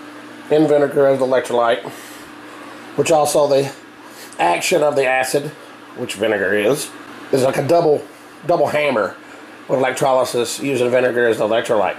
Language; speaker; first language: English; native; English